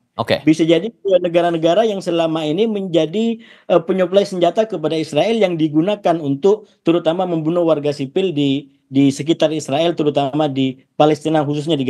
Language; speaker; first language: Indonesian; native; Indonesian